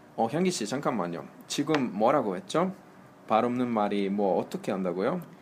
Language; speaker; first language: Korean; non-native, fluent; Italian